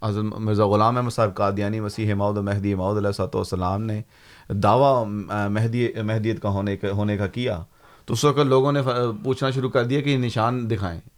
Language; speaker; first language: Urdu; native; Urdu